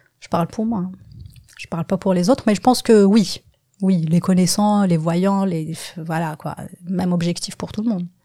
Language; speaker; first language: French; non-native, local second language; Kabyle